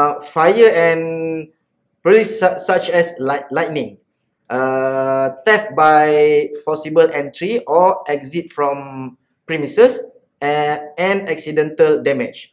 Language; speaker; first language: English; non-native, local second language; Malay